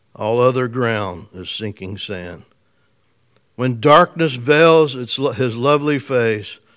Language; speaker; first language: English; native; English